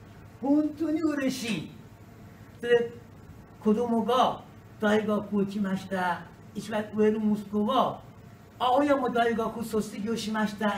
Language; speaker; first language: Japanese; non-native, learner; Persian